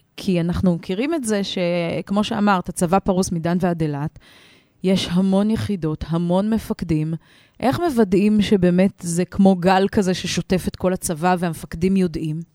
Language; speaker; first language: Hebrew; native; Hebrew